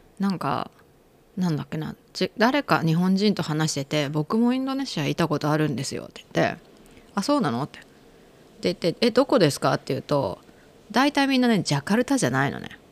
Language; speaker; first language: Japanese; native; Japanese